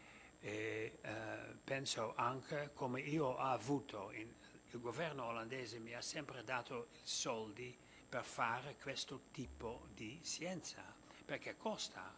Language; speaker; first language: Italian; non-native, fluent; Dutch